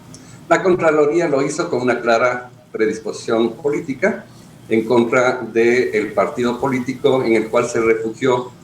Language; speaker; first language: Spanish; native; Spanish